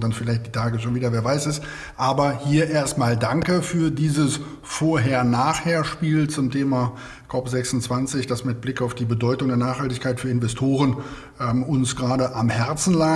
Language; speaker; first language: German; native; German